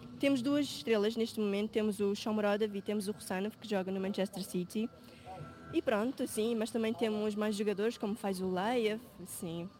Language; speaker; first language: Portuguese; early bilingual, other home language; Uzbek